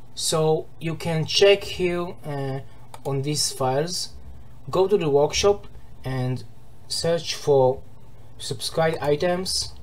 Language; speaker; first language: English; non-native, learner; Hebrew